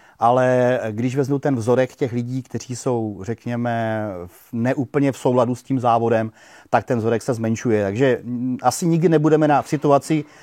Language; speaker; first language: Czech; native; Czech